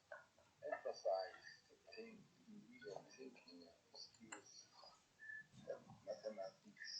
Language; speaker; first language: English; non-native, learner; Spanish